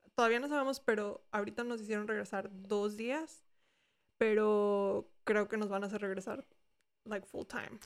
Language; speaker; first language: Spanish; early bilingual, heritage; Spanish